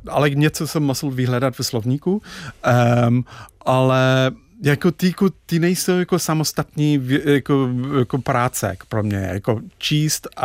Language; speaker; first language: Czech; non-native, fluent; English